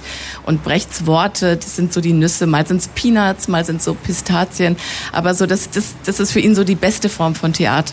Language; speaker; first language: German; native; German